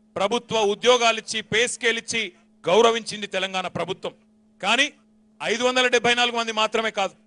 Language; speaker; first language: Telugu; native; Telugu